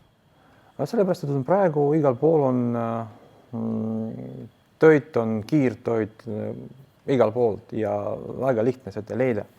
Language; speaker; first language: Estonian; non-native, local second language; Russian